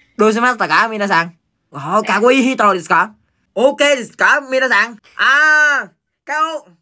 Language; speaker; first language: Japanese; non-native, learner; Vietnamese